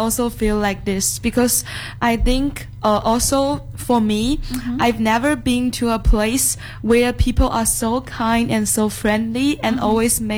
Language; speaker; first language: English; non-native, fluent; Chinese